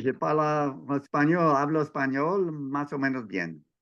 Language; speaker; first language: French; non-native, learner; English